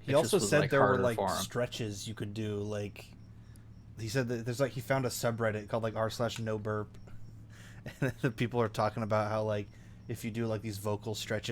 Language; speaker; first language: English; native; English